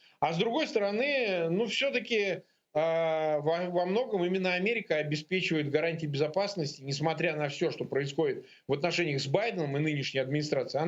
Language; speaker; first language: Russian; native; Russian